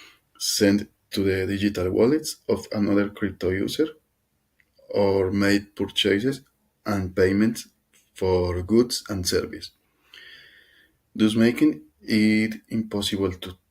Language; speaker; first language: English; non-native, learner; Spanish